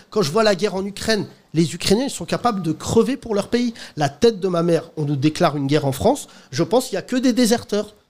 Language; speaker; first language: French; native; French